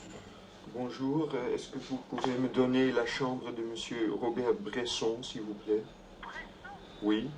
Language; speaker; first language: French; non-native, fluent; Dutch